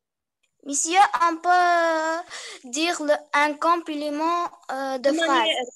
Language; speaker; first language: French; non-native, learner; Arabic